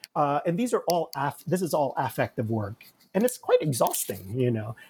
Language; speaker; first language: English; native; English